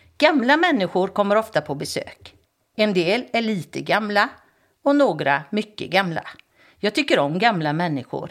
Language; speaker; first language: Swedish; native; Swedish